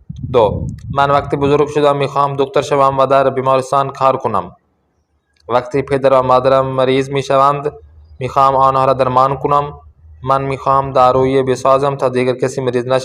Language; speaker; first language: Persian; non-native, fluent; Urdu